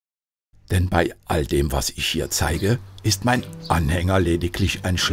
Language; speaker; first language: German; native; German